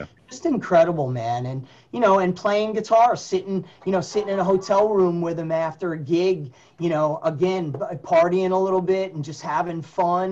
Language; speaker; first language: English; native; English